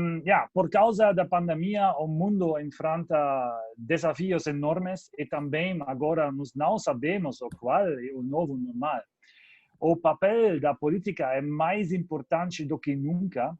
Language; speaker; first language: Portuguese; non-native, fluent; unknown